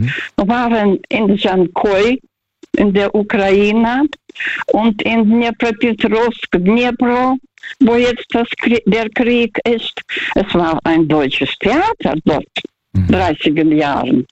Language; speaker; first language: German; non-native, fluent; Russian